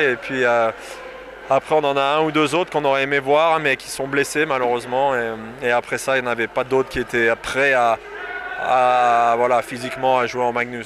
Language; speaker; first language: French; native; French